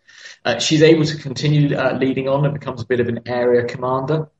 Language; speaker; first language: English; native; English